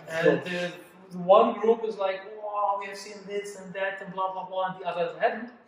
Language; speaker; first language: English; non-native, fluent; German